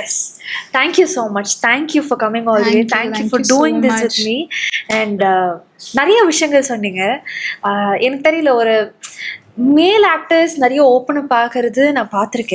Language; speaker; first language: Tamil; native; Tamil